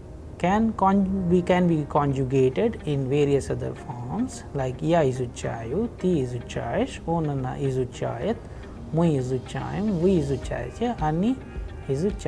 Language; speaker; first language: Russian; non-native, fluent; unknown